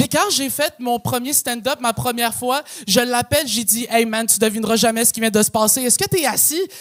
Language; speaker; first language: French; native; French